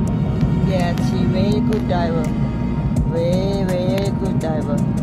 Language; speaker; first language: English; non-native, learner; Thai